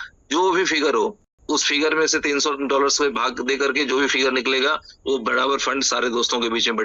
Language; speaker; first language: Hindi; native; Hindi